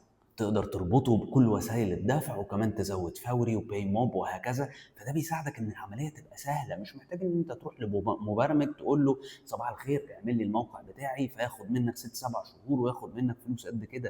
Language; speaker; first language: Arabic; native; Arabic